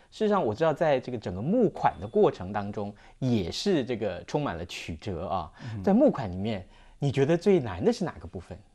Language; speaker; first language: Chinese; native; Chinese